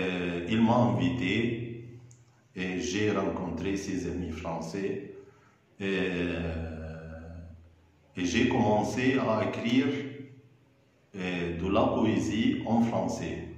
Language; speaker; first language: French; non-native, fluent; Arabic